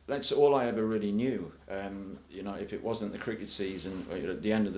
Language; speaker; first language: English; native; English